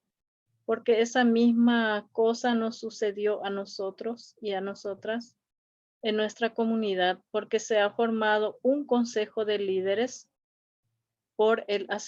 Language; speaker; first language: Spanish; non-native, local second language; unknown